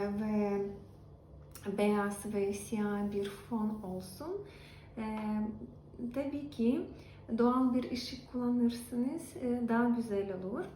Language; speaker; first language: Turkish; non-native, learner; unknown